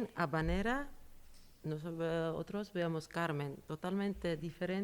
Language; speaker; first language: Spanish; non-native, fluent; Georgian